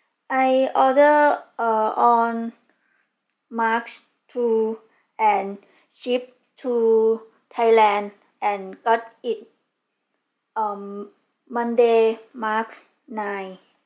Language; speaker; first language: English; non-native, learner; Thai